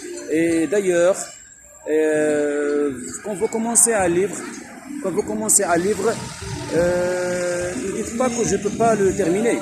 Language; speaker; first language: French; non-native, local second language; Arabic